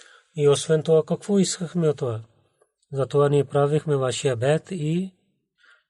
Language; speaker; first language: Bulgarian; non-native, learner; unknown